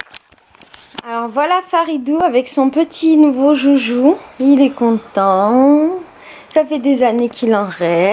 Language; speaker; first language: French; native; French